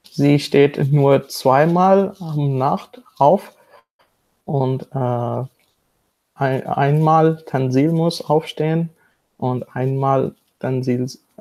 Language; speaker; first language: German; non-native, learner; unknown